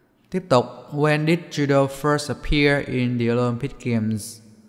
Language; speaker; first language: English; non-native, fluent; Vietnamese